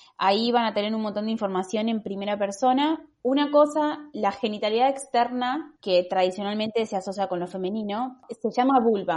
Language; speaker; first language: Spanish; native; Spanish